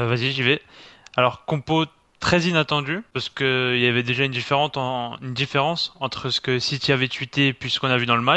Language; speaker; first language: French; native; French